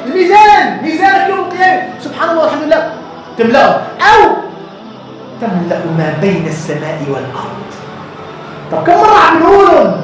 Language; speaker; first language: Arabic; native; Arabic